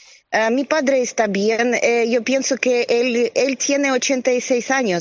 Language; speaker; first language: Spanish; non-native, learner; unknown